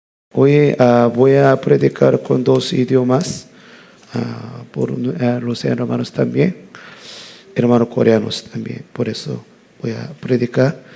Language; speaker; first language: Spanish; non-native, learner; Korean